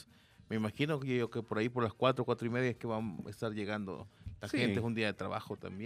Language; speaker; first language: Spanish; native; Spanish